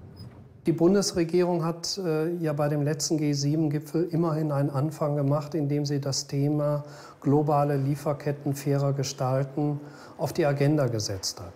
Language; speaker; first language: German; native; German